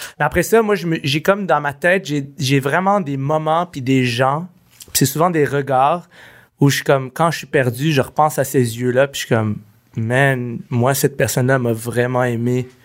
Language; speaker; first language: French; early bilingual, other home language; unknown